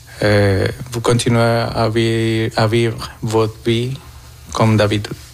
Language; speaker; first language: French; non-native, fluent; Spanish